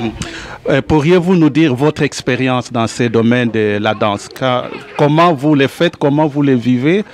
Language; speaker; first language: French; native; French